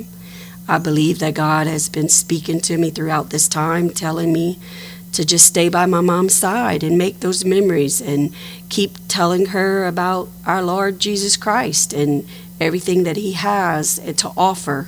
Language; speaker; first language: English; native; English